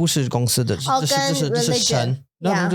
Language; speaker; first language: Chinese; non-native, learner; English